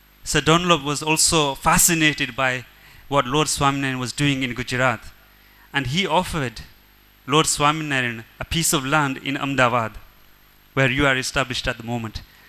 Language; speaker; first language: English; early bilingual, other home language; Gujarati